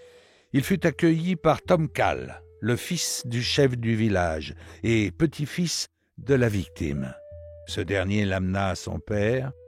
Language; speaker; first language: French; native; French